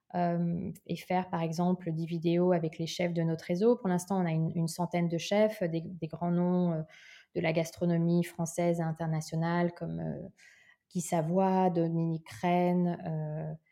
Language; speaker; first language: French; native; French